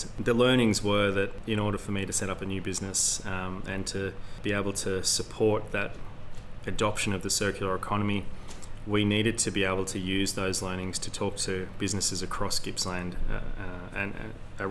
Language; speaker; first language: English; native; English